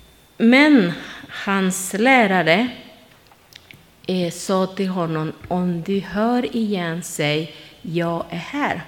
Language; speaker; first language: Swedish; non-native, learner; Spanish